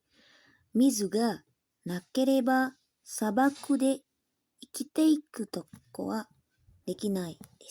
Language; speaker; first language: Japanese; non-native, learner; Indonesian